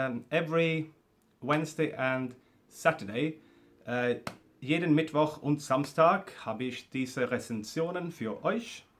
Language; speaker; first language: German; non-native, fluent; Swedish